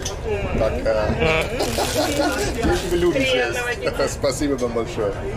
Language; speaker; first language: Russian; non-native, learner; English